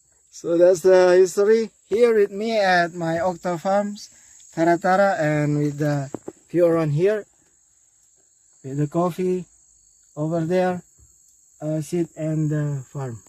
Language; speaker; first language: English; non-native, learner; Indonesian